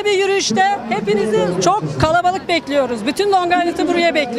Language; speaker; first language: Turkish; native; Turkish